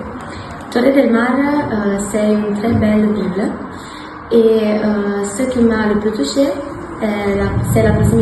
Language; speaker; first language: French; non-native, learner; Italian